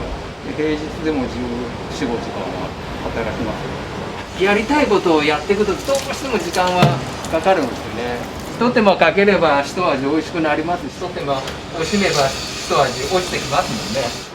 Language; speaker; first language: Japanese; native; Japanese